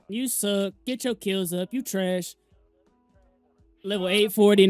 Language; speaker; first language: English; native; English